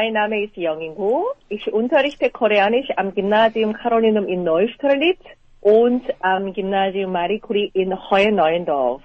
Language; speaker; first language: German; non-native, fluent; Korean